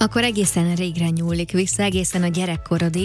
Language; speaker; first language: Hungarian; native; Hungarian